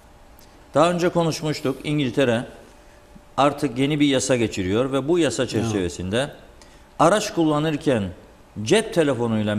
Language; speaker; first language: Turkish; native; Turkish